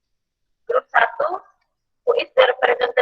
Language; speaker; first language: English; non-native, fluent; Indonesian